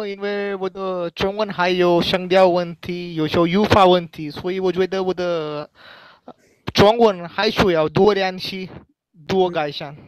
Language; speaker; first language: Chinese; non-native, learner; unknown